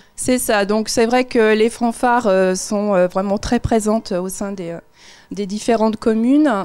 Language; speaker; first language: French; native; French